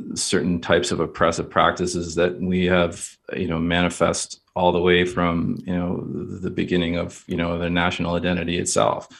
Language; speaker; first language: English; native; English